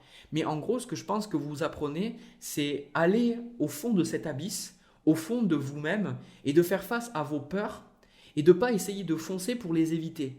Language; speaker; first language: French; native; French